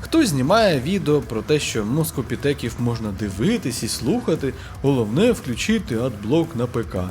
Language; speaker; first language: Ukrainian; native; Ukrainian